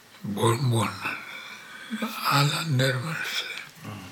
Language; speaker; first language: Swedish; non-native, learner; Polish